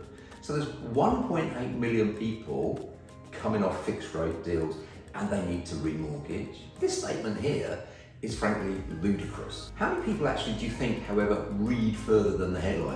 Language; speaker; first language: English; native; English